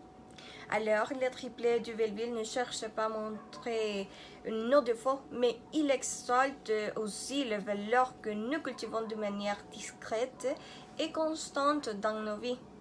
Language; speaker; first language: French; non-native, learner; Spanish